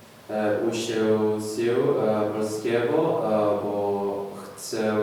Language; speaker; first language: Polish; non-native, learner; Spanish